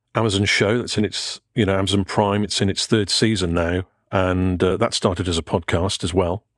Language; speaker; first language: English; native; English